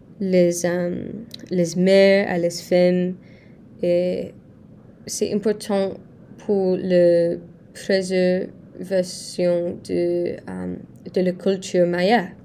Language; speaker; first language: French; non-native, learner; English